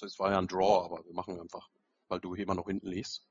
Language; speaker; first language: German; native; German